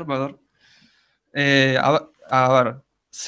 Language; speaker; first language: English; non-native, learner; Spanish